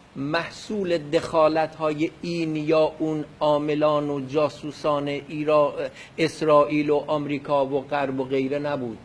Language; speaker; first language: Persian; non-native, local second language; Kurdish